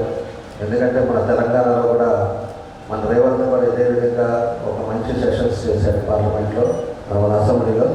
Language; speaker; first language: Telugu; native; Telugu